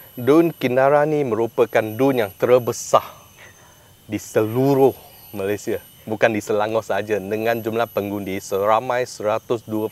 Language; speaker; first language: Malay; non-native, local second language; Chinese